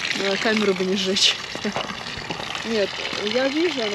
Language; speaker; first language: Russian; native; Russian